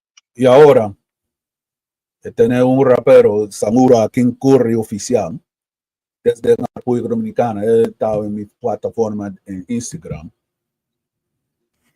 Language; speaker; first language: Spanish; early bilingual, heritage; Spanish